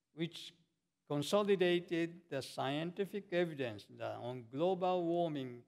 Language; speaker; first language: English; non-native, fluent; Japanese